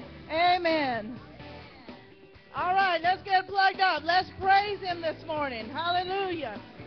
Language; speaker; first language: English; native; English